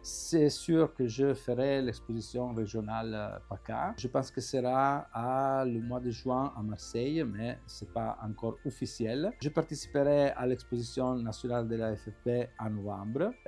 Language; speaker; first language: French; non-native, fluent; Italian